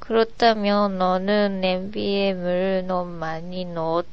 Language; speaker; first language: Korean; non-native, learner; Japanese